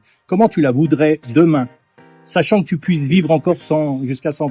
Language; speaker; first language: French; native; French